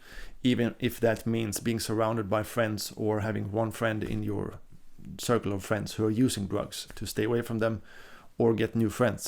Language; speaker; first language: English; non-native, fluent; Swedish